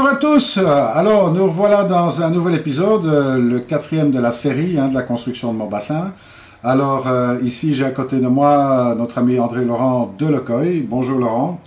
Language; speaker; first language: French; native; French